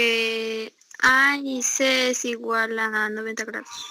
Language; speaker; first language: Spanish; native; Spanish